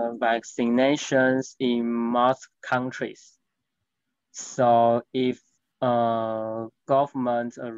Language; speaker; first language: English; non-native, learner; Chinese